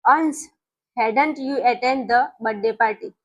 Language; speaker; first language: English; non-native, local second language; Gujarati